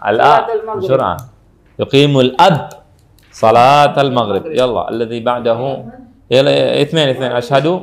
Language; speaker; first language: Arabic; non-native, fluent; Indonesian